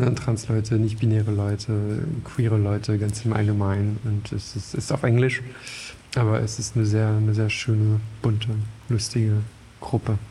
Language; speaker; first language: German; non-native, fluent; French